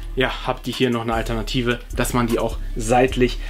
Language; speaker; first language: German; early bilingual, other home language; Portuguese